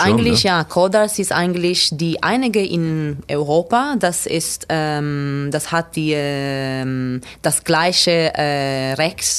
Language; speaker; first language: German; non-native, learner; Italian